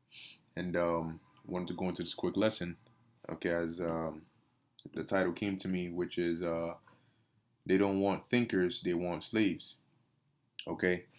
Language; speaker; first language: English; native; English